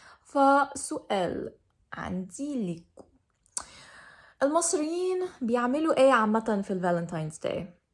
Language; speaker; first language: Egyptian Arabic; non-native, learner; English